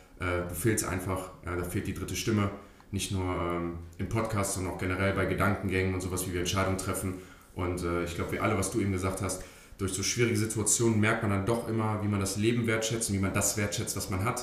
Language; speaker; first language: German; native; German